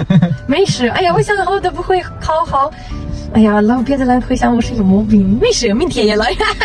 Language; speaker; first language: Chinese; non-native, learner; Russian